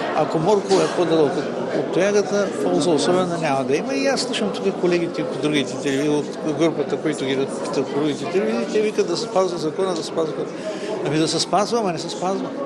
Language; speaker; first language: Bulgarian; native; Bulgarian